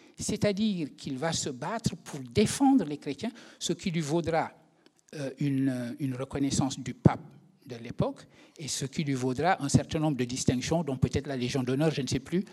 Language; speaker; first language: French; non-native, local second language; Wolof